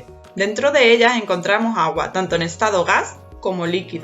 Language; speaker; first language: Spanish; native; Spanish